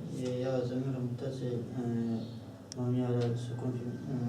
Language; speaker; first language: Arabic; non-native, learner; Chechen